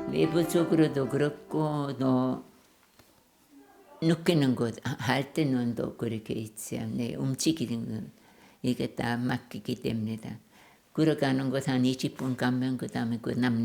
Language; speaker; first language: Korean; non-native, learner; German